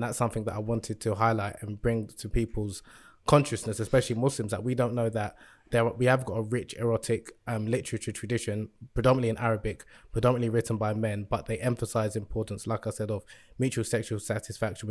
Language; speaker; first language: English; native; English